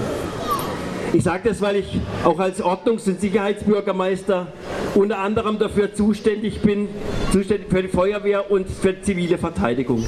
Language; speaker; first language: German; native; German